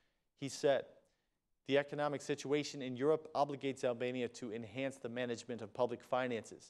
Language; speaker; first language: English; non-native, fluent; Albanian